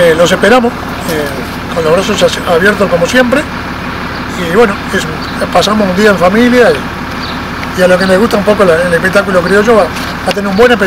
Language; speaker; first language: Spanish; native; Spanish